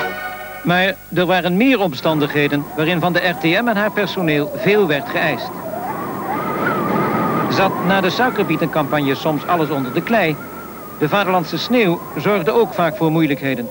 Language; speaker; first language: Dutch; native; Dutch